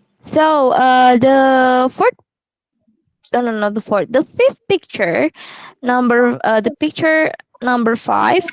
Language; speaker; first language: English; non-native, fluent; Indonesian